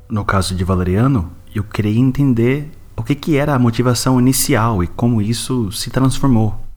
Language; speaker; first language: Portuguese; non-native, fluent; English